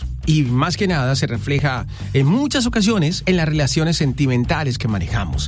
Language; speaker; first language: Spanish; native; Spanish